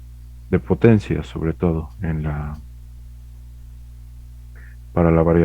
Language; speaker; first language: Spanish; native; Spanish